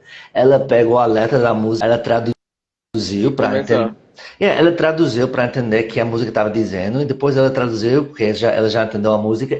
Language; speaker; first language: Portuguese; non-native, fluent; English